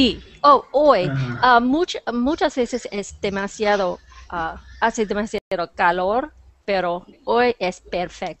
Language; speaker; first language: Spanish; non-native, learner; English